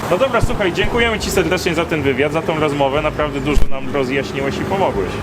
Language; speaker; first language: Polish; native; Polish